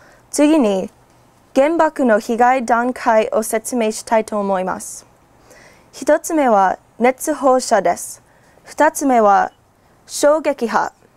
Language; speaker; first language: Japanese; non-native, fluent; English